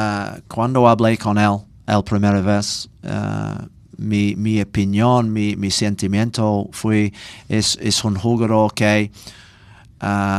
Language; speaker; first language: Spanish; non-native, learner; English